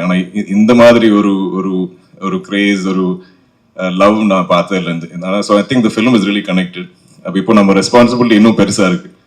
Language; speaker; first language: Tamil; non-native, local second language; Malayalam